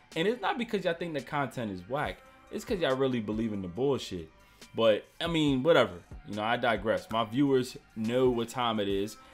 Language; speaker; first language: English; native; English